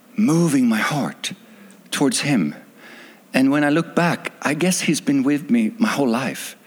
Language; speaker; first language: English; non-native, fluent; Swedish